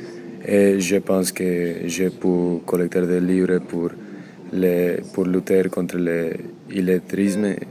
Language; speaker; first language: French; non-native, learner; English